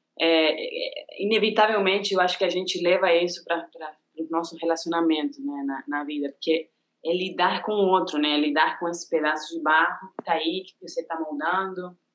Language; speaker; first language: Portuguese; non-native, fluent; Spanish